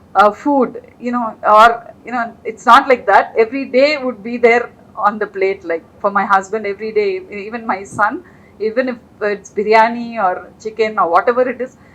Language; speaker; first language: English; non-native, local second language; Telugu